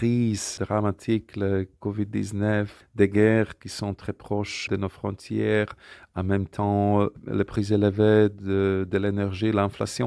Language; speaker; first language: French; non-native, fluent; Slovak